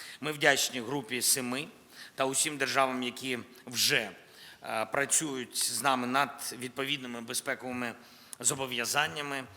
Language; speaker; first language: Ukrainian; non-native, local second language; Russian